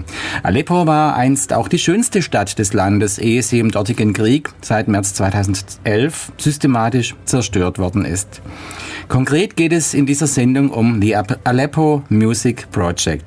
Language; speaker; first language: German; native; German